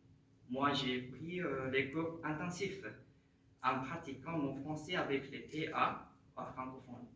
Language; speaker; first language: French; non-native, fluent; Japanese